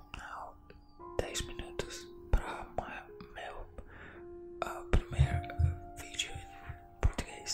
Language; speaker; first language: Portuguese; non-native, learner; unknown